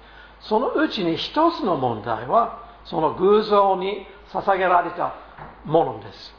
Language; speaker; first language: Japanese; non-native, fluent; English